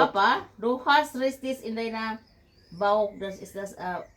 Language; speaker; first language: German; non-native, learner; Filipino